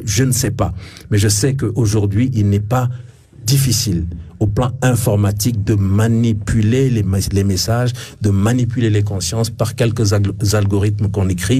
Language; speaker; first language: French; non-native, local second language; Ewe